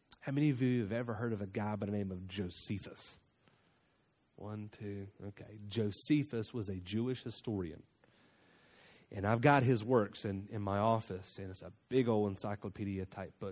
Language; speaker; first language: English; native; English